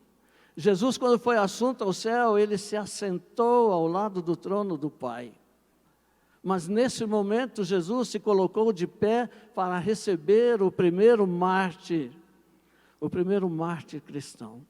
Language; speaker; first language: Portuguese; native; Portuguese